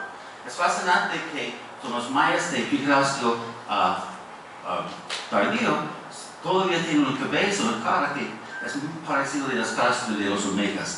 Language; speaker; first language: Spanish; non-native, fluent; English